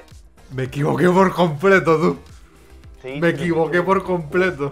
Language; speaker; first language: Spanish; native; Spanish